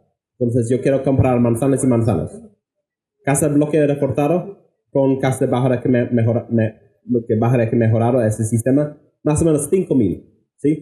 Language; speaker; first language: Spanish; non-native, fluent; English